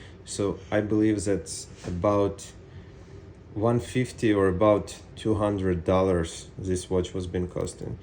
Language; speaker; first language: English; non-native, fluent; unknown